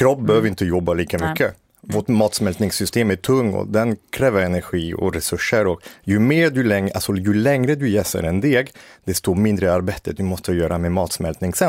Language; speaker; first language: Swedish; native; Swedish